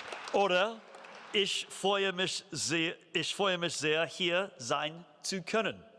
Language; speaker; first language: German; non-native, fluent; English